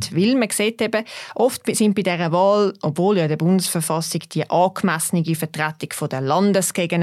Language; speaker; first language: German; native; German